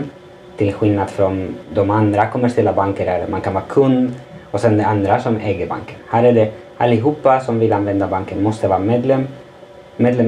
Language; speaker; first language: Swedish; non-native, fluent; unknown